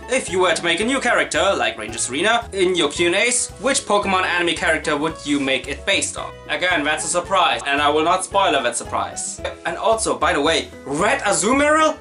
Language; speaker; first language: English; non-native, fluent; German